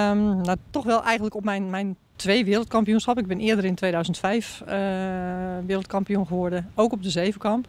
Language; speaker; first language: Dutch; native; Dutch